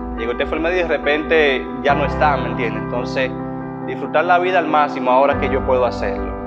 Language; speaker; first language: Spanish; native; Spanish